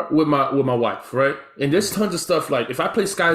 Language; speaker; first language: English; native; English